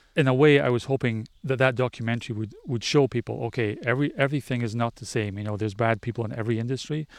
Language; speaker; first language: English; native; English